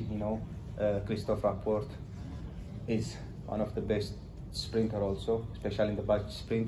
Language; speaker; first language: English; non-native, learner; Tigrinya